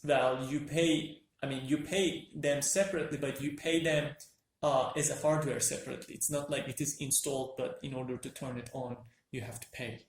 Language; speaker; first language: English; non-native, fluent; Turkish